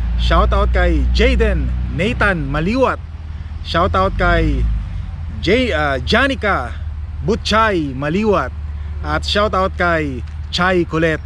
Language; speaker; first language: Filipino; native; Filipino